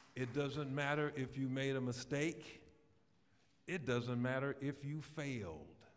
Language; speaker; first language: English; native; English